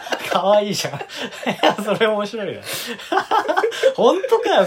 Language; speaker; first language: Japanese; native; Japanese